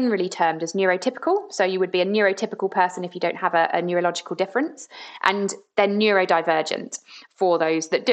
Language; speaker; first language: English; native; English